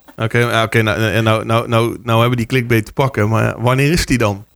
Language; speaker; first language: Dutch; native; Dutch